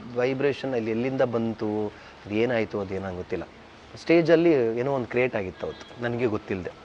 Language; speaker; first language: Kannada; non-native, local second language; Tulu